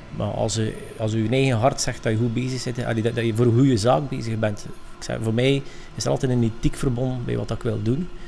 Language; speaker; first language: Dutch; native; Dutch